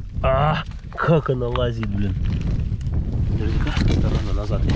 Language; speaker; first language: Russian; native; Russian